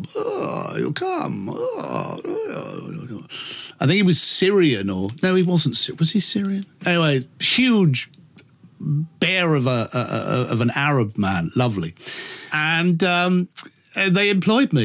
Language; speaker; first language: English; native; English